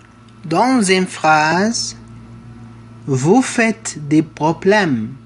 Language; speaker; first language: French; non-native, fluent; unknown